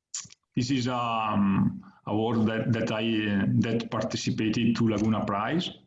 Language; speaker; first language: English; non-native, learner; Italian